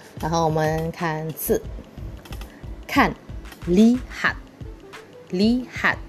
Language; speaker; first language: Chinese; early bilingual, heritage; Chinese